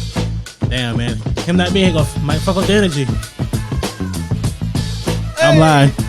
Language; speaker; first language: English; native; English